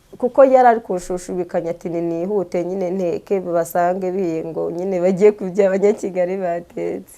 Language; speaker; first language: Kinyarwanda; native; Kinyarwanda